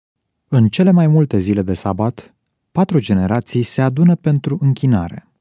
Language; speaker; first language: Romanian; native; Romanian